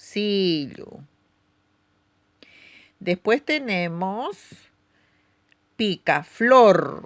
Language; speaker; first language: Spanish; non-native, local second language; Aymara